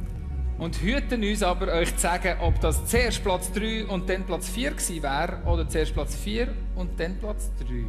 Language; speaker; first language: German; native; German